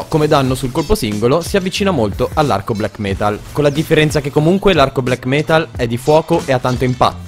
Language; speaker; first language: Italian; native; Italian